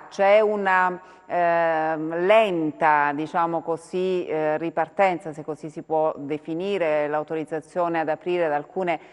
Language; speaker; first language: Italian; native; Italian